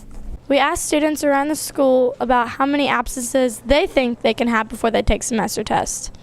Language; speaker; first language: English; native; English